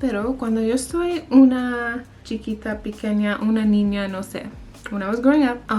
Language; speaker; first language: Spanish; early bilingual, heritage; English